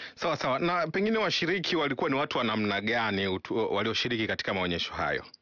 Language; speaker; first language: Swahili; native; Swahili